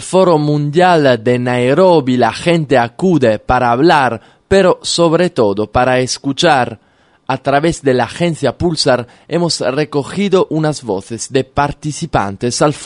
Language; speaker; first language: Spanish; non-native, fluent; Italian